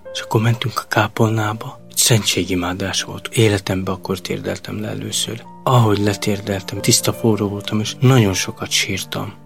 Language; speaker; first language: Hungarian; non-native, local second language; Romany